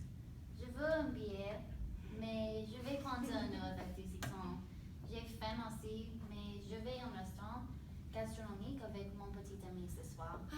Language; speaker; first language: French; non-native, learner; English